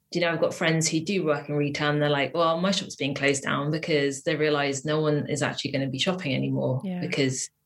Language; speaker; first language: English; native; English